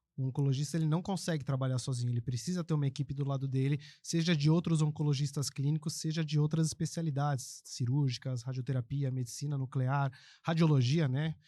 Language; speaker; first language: Portuguese; early bilingual, other home language; Spanish